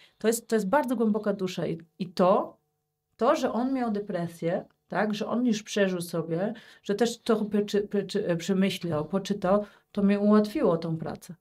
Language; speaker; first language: Polish; early bilingual, heritage; Polish